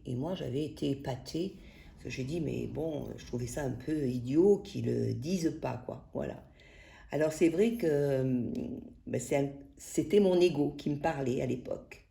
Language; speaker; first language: French; native; French